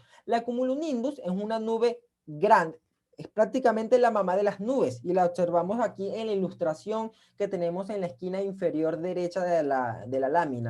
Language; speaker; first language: Spanish; native; Spanish